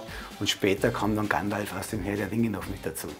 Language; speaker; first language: German; native; German